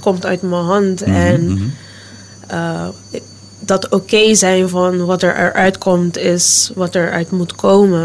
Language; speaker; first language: Dutch; non-native, local second language; Papiamento